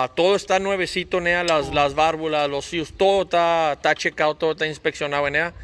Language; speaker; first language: Spanish; early bilingual, other home language; English